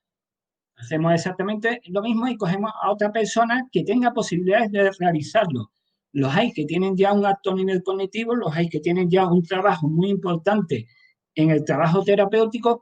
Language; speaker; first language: Spanish; native; Spanish